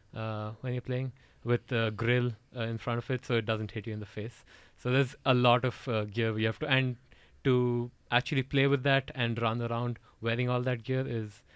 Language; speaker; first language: English; non-native, local second language; Odia